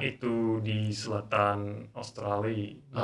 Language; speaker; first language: Indonesian; non-native, learner; English